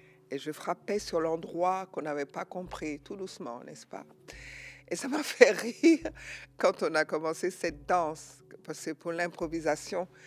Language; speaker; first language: French; non-native, local second language; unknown